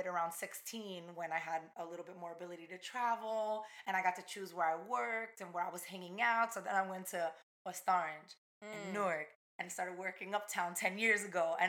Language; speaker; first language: English; early bilingual, other home language; Spanish